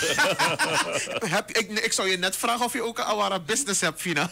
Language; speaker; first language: Dutch; native; Dutch